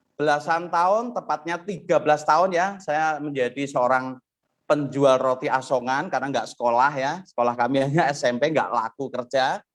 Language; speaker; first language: Indonesian; non-native, local second language; Javanese